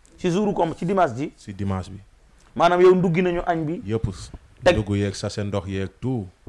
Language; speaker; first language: Wolof; non-native, local second language; Serer